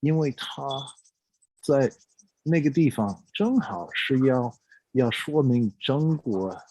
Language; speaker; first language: Chinese; non-native, fluent; English